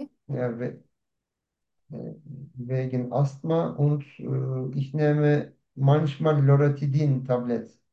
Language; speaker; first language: German; non-native, learner; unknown